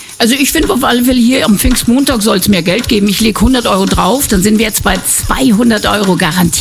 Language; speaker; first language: German; native; German